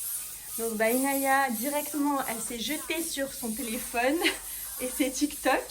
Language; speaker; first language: French; native; French